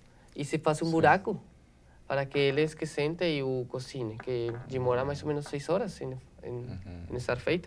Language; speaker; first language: Portuguese; non-native, learner; Spanish